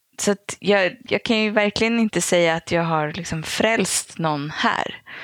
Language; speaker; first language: Swedish; native; Swedish